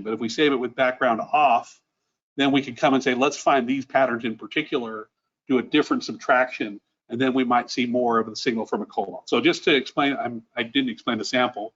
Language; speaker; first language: English; native; English